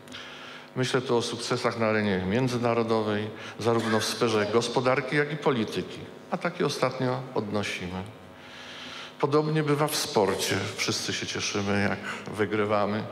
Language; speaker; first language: Polish; native; Polish